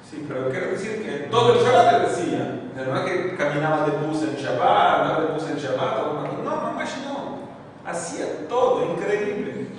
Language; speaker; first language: Spanish; non-native, fluent; Portuguese